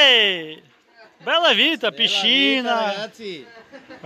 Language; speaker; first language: Italian; non-native, learner; Ukrainian